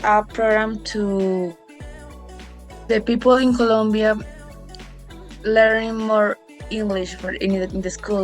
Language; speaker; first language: English; non-native, learner; Spanish